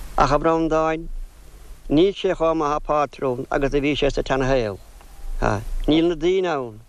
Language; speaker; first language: Irish; native; Irish